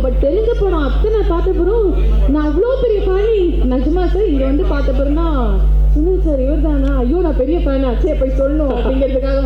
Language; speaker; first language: Tamil; native; Tamil